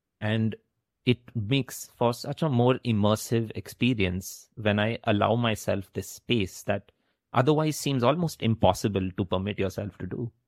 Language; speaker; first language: English; non-native, local second language; Hindi